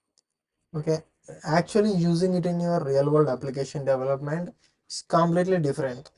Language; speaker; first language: English; non-native, fluent; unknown